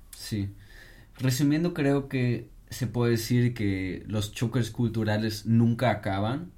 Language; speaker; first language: Spanish; non-native, fluent; German